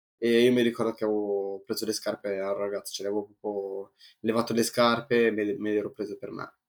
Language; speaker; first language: Italian; early bilingual, other home language; Arabic